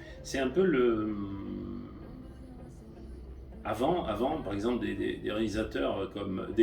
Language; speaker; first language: French; native; French